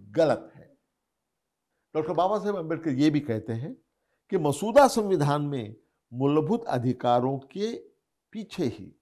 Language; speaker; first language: Hindi; non-native, local second language; Marathi